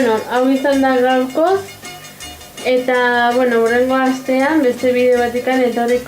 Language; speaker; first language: Basque; non-native, local second language; Spanish